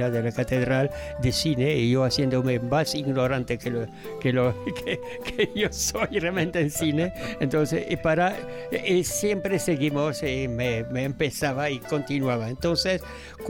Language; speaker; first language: Spanish; non-native, fluent; French